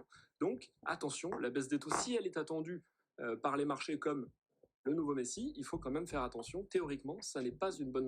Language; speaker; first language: French; native; French